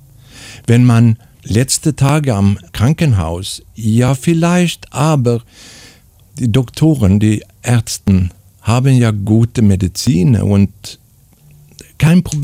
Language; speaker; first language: German; non-native, fluent; Swedish